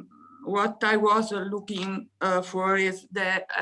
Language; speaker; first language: English; non-native, fluent; Italian